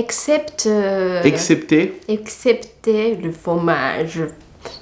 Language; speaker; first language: French; non-native, learner; Japanese